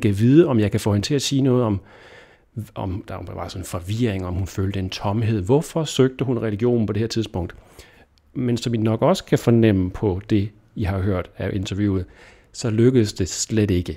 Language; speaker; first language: Danish; native; Danish